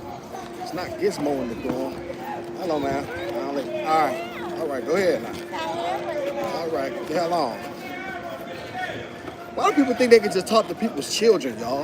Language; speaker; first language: English; native; English